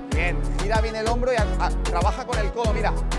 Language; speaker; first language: Spanish; native; Spanish